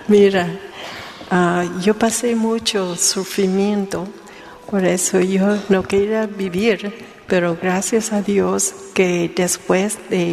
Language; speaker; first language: Spanish; non-native, learner; Vietnamese